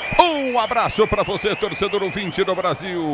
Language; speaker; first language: Portuguese; native; Portuguese